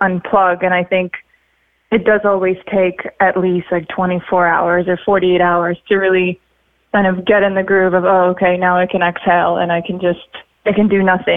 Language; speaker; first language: English; early bilingual, other home language; Russian